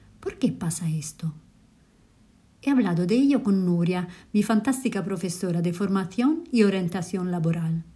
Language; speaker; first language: Spanish; non-native, learner; Italian